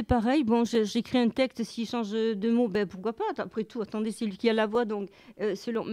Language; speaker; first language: French; native; French